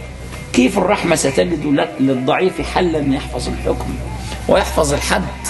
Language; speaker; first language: Arabic; native; Arabic